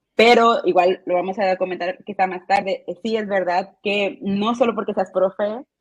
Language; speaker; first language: Spanish; native; Spanish